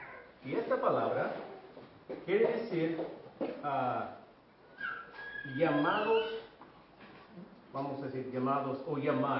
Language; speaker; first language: Spanish; non-native, fluent; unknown